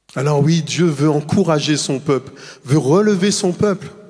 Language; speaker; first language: French; native; French